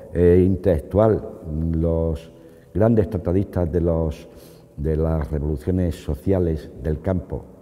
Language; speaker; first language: Spanish; native; Spanish